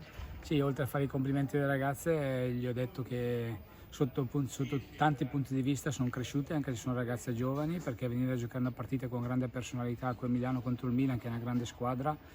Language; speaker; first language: Italian; native; Italian